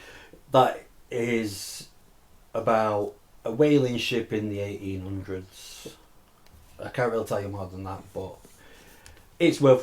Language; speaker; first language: English; native; English